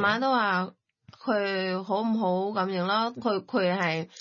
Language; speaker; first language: Cantonese; non-native, learner; Thai